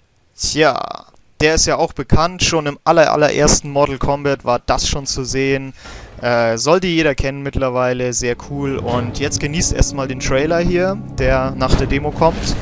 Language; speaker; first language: German; native; German